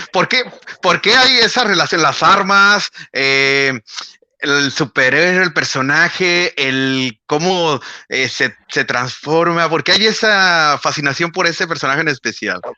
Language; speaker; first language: Spanish; native; Spanish